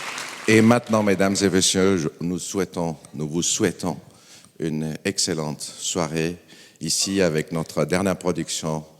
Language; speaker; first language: French; non-native, fluent; German